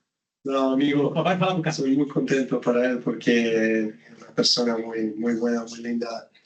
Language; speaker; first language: Spanish; non-native, fluent; Serbian